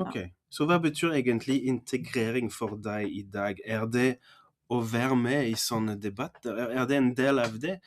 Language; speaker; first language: Norwegian; non-native, fluent; French